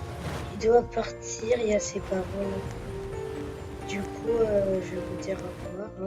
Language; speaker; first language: French; native; French